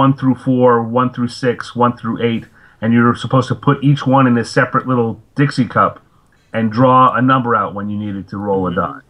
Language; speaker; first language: English; native; English